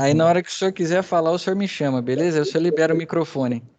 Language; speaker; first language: Portuguese; native; Portuguese